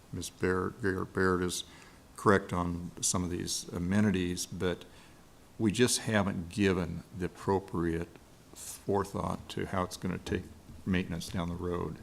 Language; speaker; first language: English; native; English